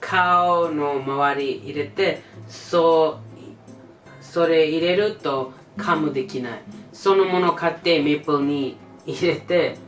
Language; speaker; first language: Japanese; non-native, learner; English